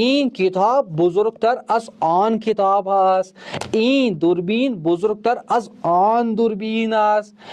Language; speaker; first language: Persian; non-native, fluent; Urdu